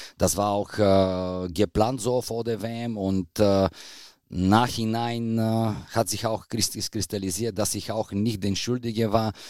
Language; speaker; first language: German; non-native, fluent; Bulgarian